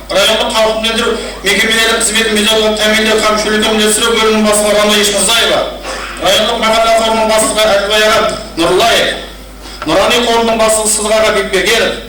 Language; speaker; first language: Uzbek; non-native, local second language; Kara-Kalpak